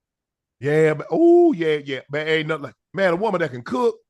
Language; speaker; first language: English; native; English